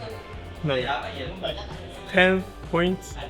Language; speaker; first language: English; non-native, learner; Japanese